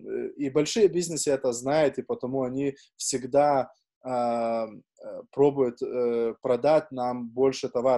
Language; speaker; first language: Russian; non-native, fluent; Lithuanian